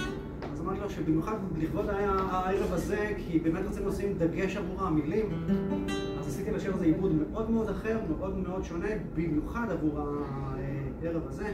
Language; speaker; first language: Hebrew; native; Hebrew